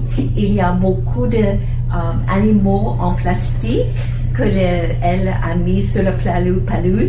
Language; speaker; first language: French; non-native, learner; English